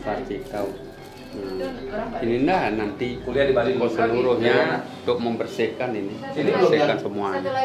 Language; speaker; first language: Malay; non-native, local second language; Balinese